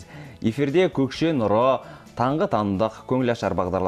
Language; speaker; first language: Kazakh; native; Kazakh